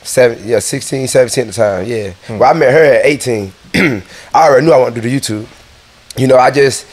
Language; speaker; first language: English; native; English